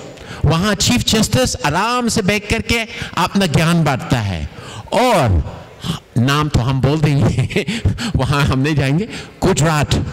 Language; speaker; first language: Hindi; non-native, fluent; Tamil